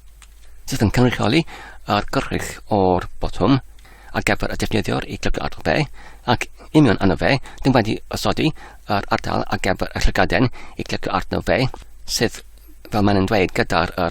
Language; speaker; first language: Welsh; non-native, learner; English